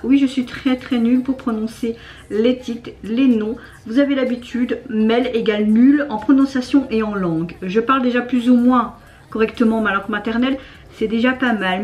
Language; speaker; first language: French; native; French